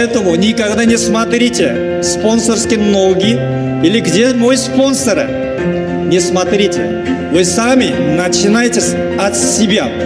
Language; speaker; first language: Russian; non-native, learner; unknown